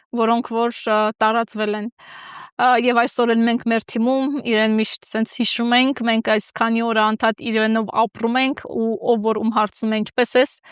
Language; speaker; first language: Armenian; native; Armenian